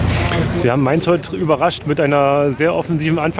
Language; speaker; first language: German; native; German